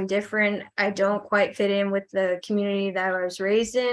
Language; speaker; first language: English; native; English